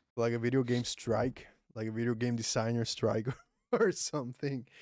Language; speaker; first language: English; non-native, fluent; Spanish